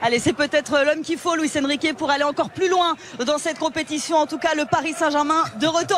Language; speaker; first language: French; native; French